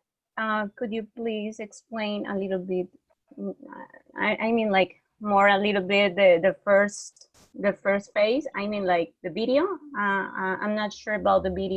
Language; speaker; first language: English; non-native, fluent; Spanish